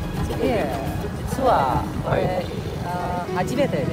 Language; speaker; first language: Japanese; non-native, learner; Indonesian